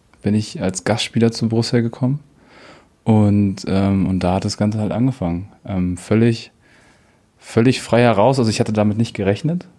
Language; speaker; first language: German; native; German